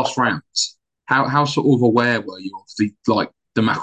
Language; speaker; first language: English; native; English